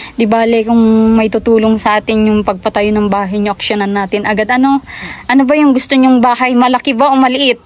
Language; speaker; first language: Filipino; native; Filipino